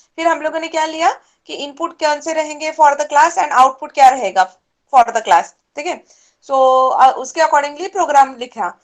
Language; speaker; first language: Hindi; non-native, local second language; Marathi